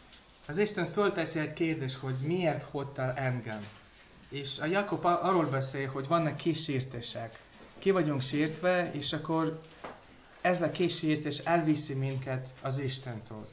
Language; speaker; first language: Hungarian; non-native, learner; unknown